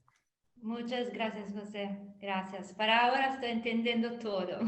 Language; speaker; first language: Spanish; non-native, fluent; Italian